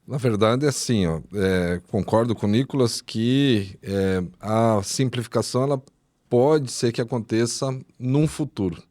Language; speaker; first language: Portuguese; native; Portuguese